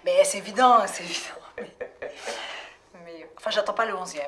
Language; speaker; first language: French; native; French